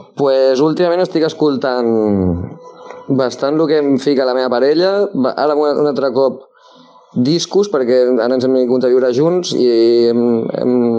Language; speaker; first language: Catalan; non-native, local second language; Spanish